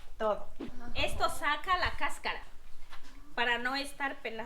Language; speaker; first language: Spanish; native; Spanish